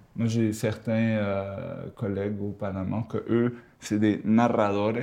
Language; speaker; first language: French; early bilingual, other home language; Spanish